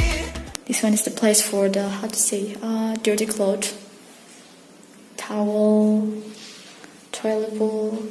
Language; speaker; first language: English; non-native, learner; Indonesian